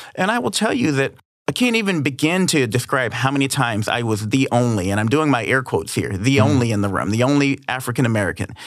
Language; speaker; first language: English; native; English